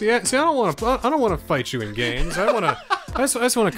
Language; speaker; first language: English; native; English